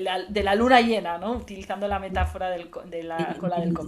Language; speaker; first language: Spanish; native; Spanish